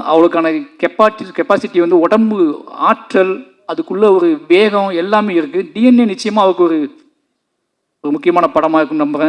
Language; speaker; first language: Tamil; native; Tamil